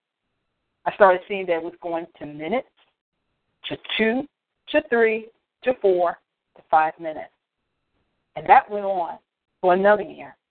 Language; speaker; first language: English; native; English